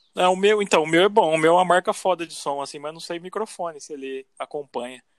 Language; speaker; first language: Portuguese; native; Portuguese